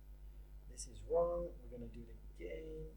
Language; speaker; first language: English; native; English